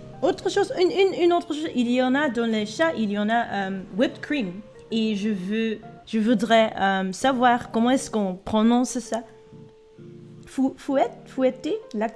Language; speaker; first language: French; non-native, learner; Dutch